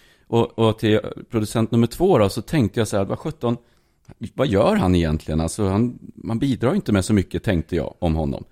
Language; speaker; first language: Swedish; native; Swedish